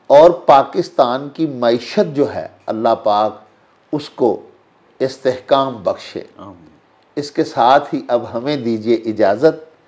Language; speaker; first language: Urdu; non-native, local second language; Punjabi